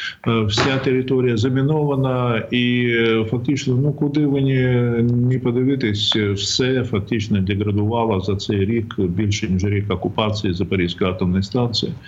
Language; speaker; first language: Ukrainian; native; Ukrainian